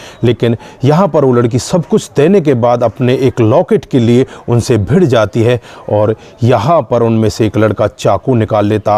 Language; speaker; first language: Hindi; native; Hindi